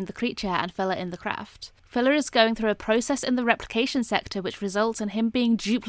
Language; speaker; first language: English; native; English